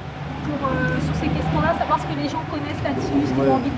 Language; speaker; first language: French; native; French